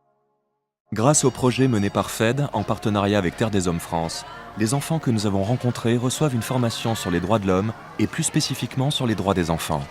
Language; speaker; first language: French; native; French